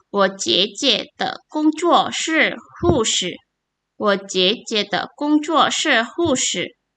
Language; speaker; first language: Chinese; non-native, fluent; Indonesian